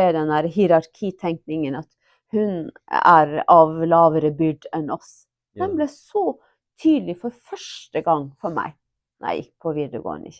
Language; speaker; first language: Norwegian; non-native, local second language; Northern Sami